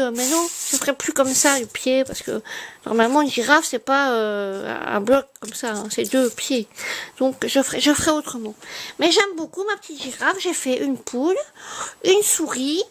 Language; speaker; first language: French; native; French